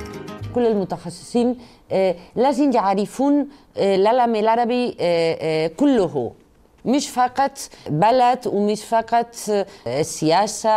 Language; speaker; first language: Arabic; non-native, fluent; Spanish